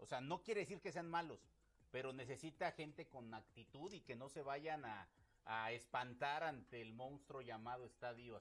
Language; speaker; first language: Spanish; native; Spanish